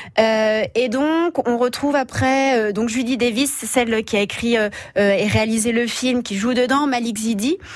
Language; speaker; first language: French; native; French